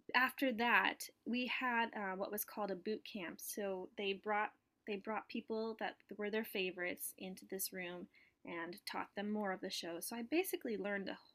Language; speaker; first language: English; native; English